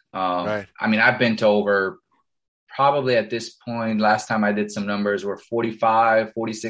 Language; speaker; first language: English; early bilingual, other home language; Spanish